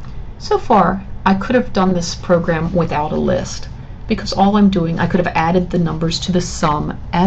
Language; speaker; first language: English; native; English